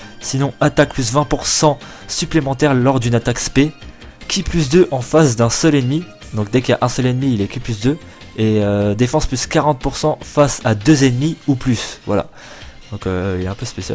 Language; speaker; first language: French; native; French